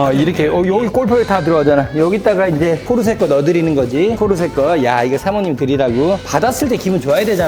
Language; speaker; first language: Korean; native; Korean